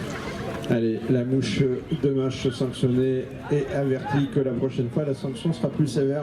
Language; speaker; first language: French; native; French